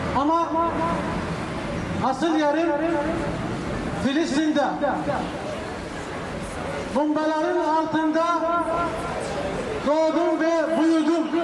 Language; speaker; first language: Turkish; non-native, learner; Arabic